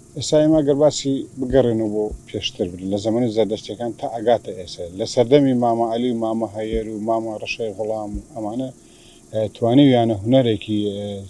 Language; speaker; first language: Central Kurdish; non-native, local second language; Gurani